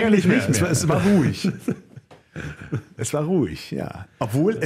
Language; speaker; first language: German; native; German